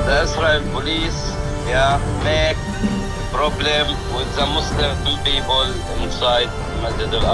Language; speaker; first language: English; non-native, learner; Arabic